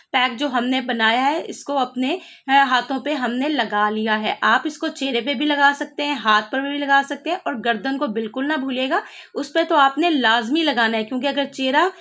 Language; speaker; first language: Urdu; native; Urdu